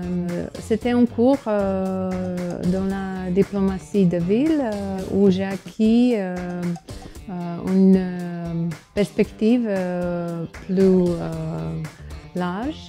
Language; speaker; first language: French; non-native, fluent; Croatian